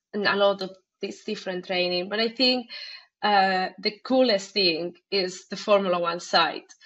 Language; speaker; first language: English; non-native, fluent; Spanish